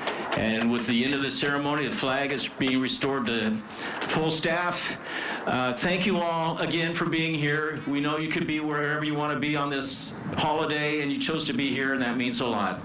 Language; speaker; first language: English; native; English